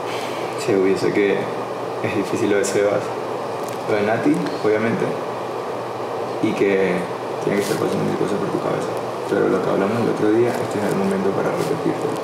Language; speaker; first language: Spanish; native; Spanish